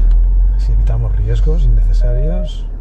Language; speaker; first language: Spanish; native; Spanish